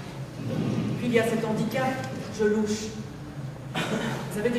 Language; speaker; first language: French; native; French